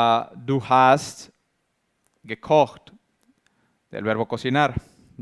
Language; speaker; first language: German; non-native, fluent; Spanish